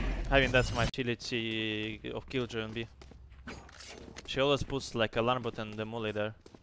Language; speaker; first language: English; non-native, fluent; Russian